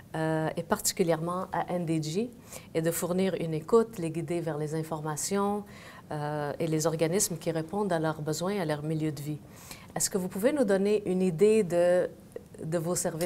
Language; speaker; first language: French; native; French